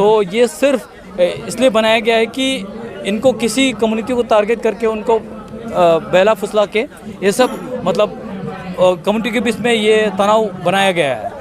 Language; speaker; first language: Hindi; non-native, local second language; Manipuri